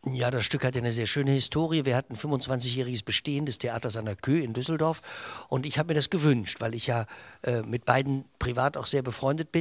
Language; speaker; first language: German; native; German